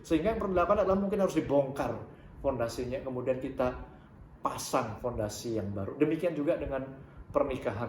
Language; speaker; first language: Indonesian; native; Indonesian